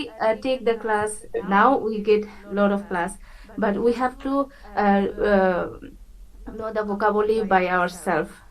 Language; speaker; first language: English; non-native, fluent; Bangla